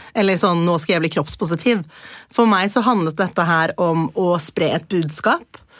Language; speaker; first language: Norwegian; early bilingual, other home language; Persian